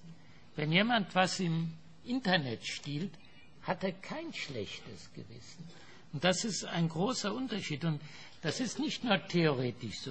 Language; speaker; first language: German; non-native, fluent; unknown